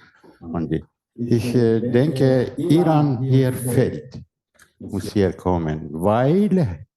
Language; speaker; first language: German; non-native, learner; Persian